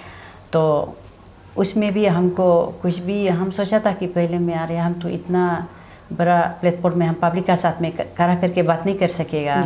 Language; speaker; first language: Hindi; non-native, local second language; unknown